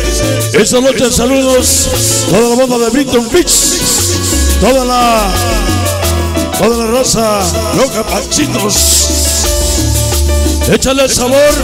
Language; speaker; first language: Spanish; native; Spanish